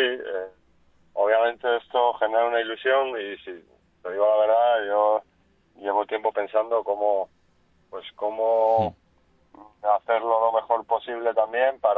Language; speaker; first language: Spanish; native; Spanish